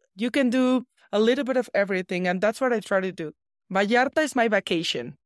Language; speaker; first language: English; non-native, fluent; Spanish